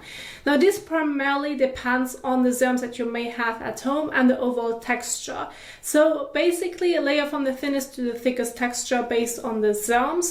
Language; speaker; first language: English; non-native, fluent; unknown